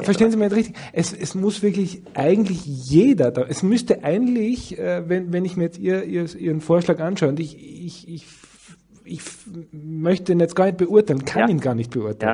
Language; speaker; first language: German; native; German